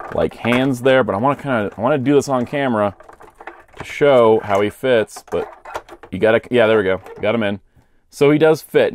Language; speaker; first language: English; native; English